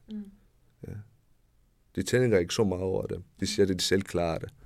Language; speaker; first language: Danish; non-native, learner; Persian